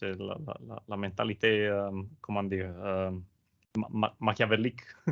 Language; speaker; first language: French; non-native, learner; Italian